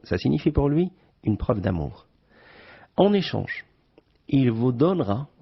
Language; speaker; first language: French; non-native, local second language; Arabic